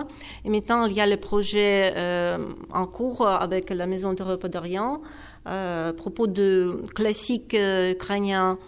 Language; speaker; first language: French; non-native, fluent; Ukrainian